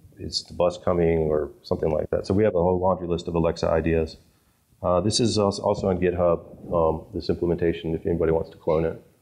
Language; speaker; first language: English; native; English